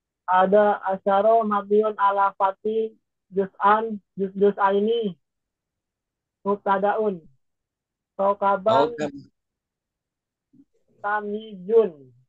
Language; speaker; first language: Arabic; non-native, learner; Indonesian